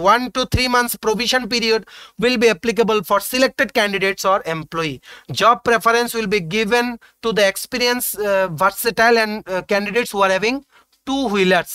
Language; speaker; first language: English; non-native, local second language; Bangla